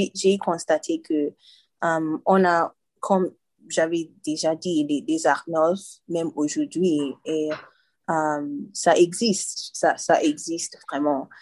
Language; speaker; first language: French; non-native, learner; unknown